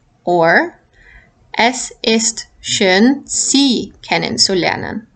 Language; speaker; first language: German; non-native, fluent; English